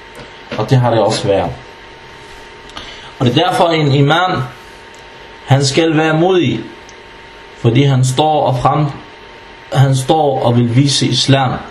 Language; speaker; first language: Danish; non-native, fluent; Arabic